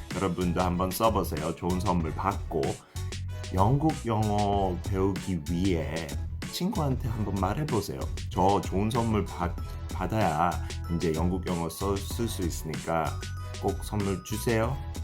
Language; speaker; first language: Korean; non-native, fluent; English